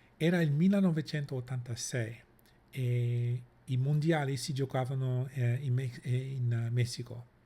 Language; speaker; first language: Italian; non-native, fluent; English